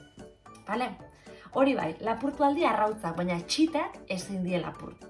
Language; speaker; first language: Basque; native; Basque